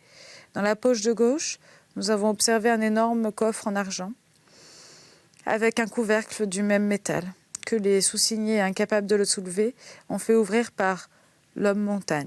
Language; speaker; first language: French; native; French